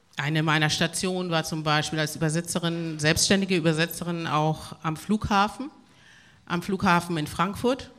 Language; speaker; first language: German; early bilingual, other home language; Spanish